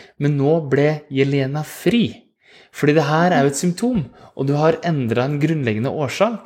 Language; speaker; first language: Norwegian; native; Norwegian